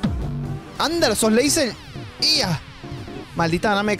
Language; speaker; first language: Spanish; native; Spanish